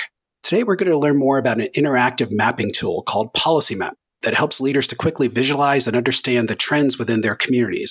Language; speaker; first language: English; native; English